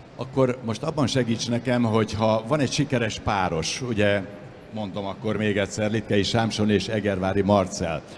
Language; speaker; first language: Hungarian; native; Hungarian